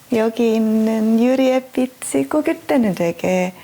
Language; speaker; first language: Korean; non-native, learner; Finnish